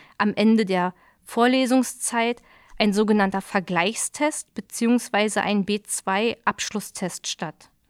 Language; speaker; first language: German; native; German